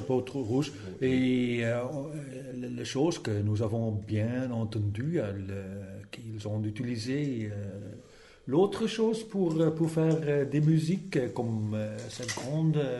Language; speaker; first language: French; non-native, learner; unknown